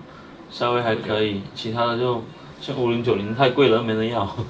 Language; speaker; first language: Chinese; native; Chinese